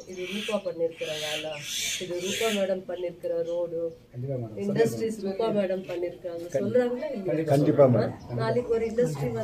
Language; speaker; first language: Tamil; non-native, local second language; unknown